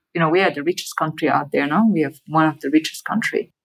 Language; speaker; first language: English; non-native, fluent; French